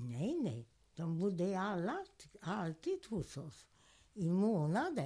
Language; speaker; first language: Swedish; non-native, fluent; Hungarian